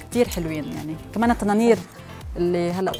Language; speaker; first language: Arabic; native; Arabic